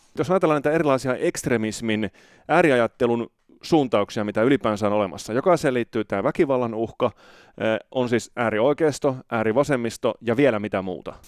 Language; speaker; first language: Finnish; native; Finnish